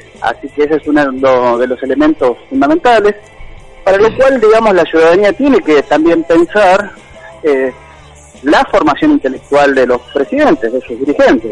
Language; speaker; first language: Spanish; native; Spanish